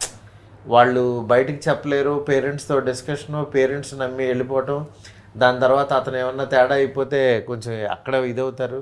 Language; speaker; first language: Telugu; native; Telugu